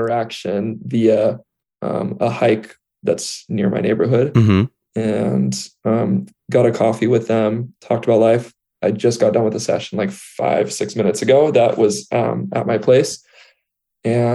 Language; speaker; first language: English; native; English